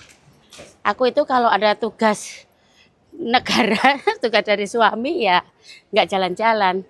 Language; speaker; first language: Indonesian; non-native, local second language; Javanese